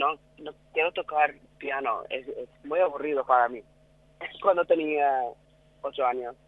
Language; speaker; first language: Spanish; non-native, learner; English